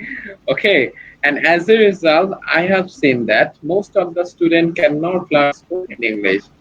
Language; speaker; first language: English; non-native, learner; Bangla